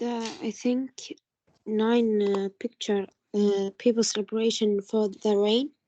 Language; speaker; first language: English; non-native, learner; Arabic